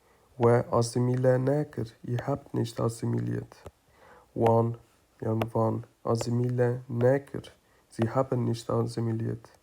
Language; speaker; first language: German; non-native, fluent; Kurdish